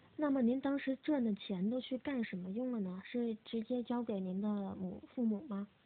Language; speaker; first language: Chinese; early bilingual, heritage; English